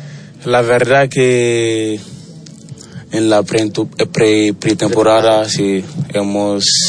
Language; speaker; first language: Spanish; non-native, learner; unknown